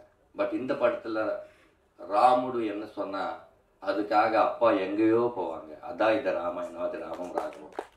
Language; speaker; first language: Tamil; non-native, learner; Telugu